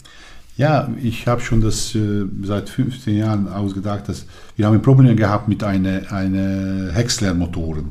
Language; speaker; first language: German; non-native, learner; Hungarian